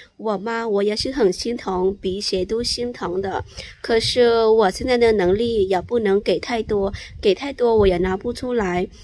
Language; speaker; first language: Chinese; non-native, fluent; Lao